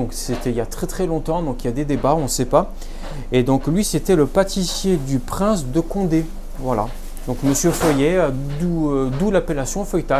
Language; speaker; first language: French; native; French